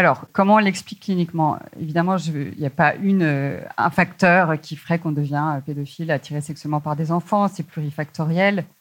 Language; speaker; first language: French; native; French